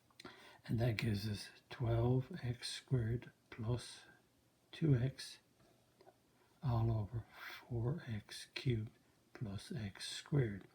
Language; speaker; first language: English; native; English